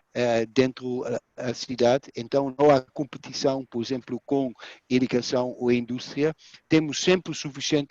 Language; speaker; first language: Portuguese; non-native, fluent; Dutch